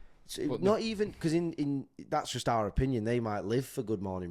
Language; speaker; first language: English; native; English